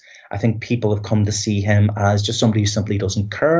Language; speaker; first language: English; native; English